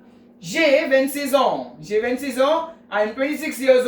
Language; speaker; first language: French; non-native, fluent; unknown